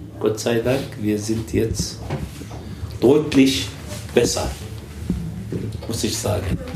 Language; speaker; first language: German; non-native, learner; Turkish